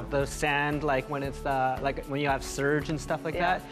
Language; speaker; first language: English; native; English